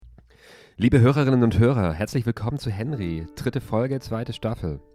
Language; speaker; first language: German; native; German